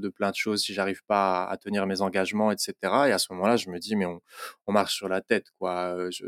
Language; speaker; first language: French; native; French